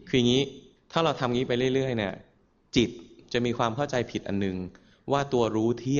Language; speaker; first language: Thai; native; Thai